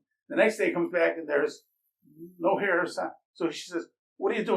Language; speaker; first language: English; native; English